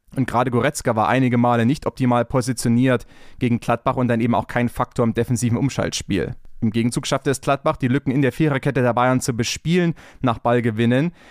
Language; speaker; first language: German; native; German